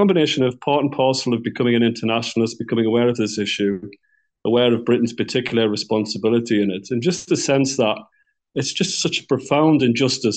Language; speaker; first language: English; native; English